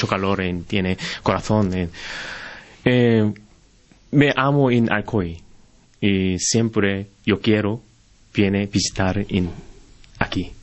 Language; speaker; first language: Spanish; non-native, learner; Korean